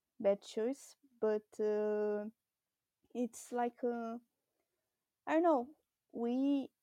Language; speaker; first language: English; non-native, learner; Portuguese